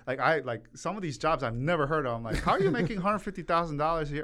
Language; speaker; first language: English; early bilingual, other home language; Korean